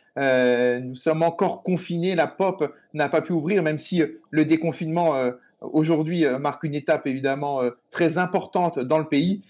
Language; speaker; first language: French; native; French